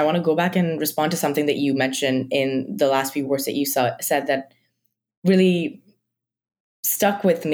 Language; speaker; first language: English; non-native, local second language; Marathi